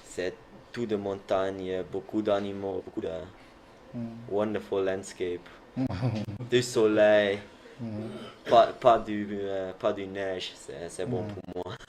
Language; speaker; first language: French; non-native, learner; Dutch